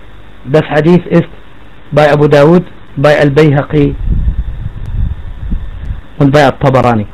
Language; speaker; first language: German; non-native, fluent; Arabic